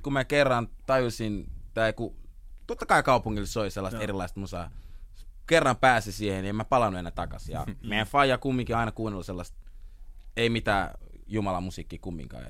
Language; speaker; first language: Finnish; early bilingual, other home language; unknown